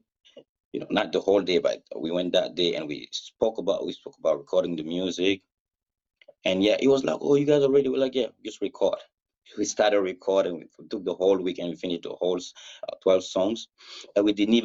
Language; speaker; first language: English; non-native, fluent; Mossi